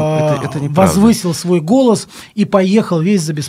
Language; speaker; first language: Russian; native; Russian